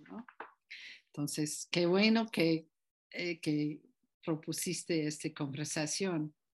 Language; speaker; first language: Spanish; non-native, fluent; English